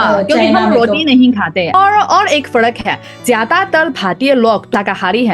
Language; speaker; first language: Hindi; non-native, learner; Chinese